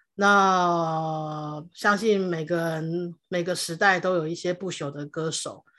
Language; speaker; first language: Chinese; non-native, local second language; Hakka Chinese